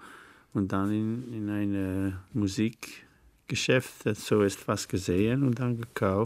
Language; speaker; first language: German; non-native, learner; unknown